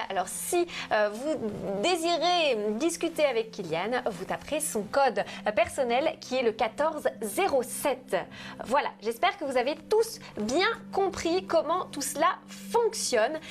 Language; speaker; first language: French; native; French